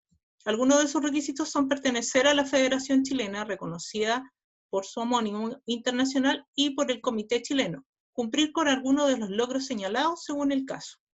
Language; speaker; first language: Spanish; native; Spanish